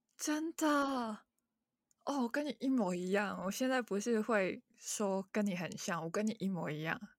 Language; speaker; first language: Chinese; non-native, local second language; Cantonese